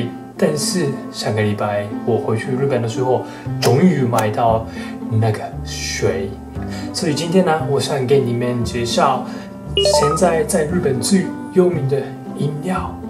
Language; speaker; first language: Chinese; non-native, fluent; Japanese